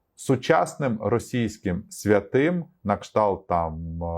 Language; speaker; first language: Ukrainian; native; Ukrainian